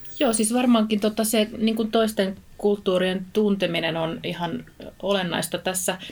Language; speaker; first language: Finnish; native; Finnish